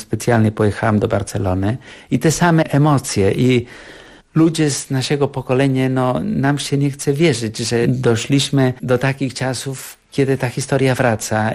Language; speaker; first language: Polish; non-native, fluent; Catalan